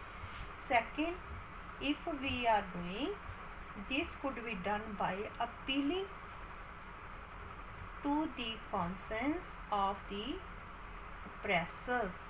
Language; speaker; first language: English; non-native, local second language; Hindi